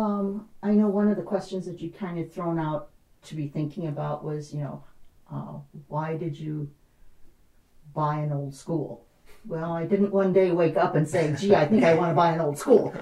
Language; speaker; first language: English; native; English